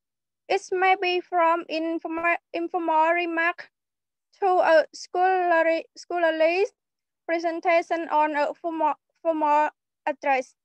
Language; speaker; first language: English; non-native, learner; Khmer